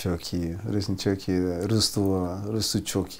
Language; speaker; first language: Turkish; non-native, learner; Portuguese